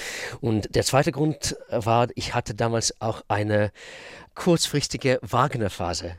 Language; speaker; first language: German; non-native, fluent; Russian